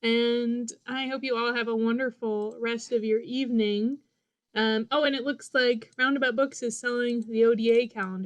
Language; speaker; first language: English; native; English